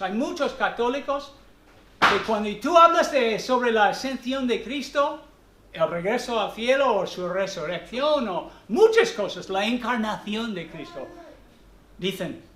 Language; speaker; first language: Spanish; non-native, fluent; English